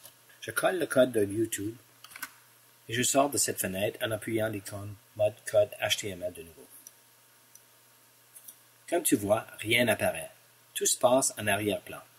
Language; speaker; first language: French; non-native, local second language; English